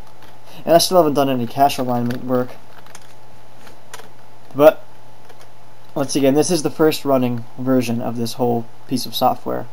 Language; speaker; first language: English; native; English